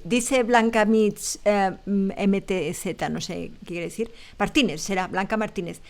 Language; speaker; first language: Spanish; native; Spanish